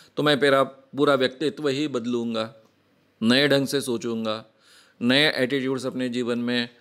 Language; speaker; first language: Hindi; non-native, local second language; Marathi